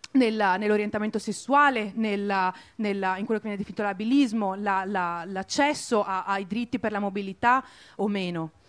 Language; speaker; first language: Italian; native; Italian